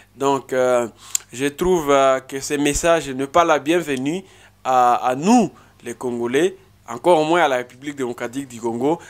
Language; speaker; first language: French; non-native, local second language; Swahili